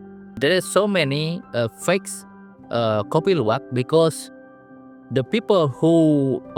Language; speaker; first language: English; non-native, learner; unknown